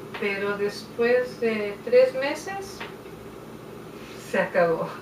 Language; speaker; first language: Spanish; native; Spanish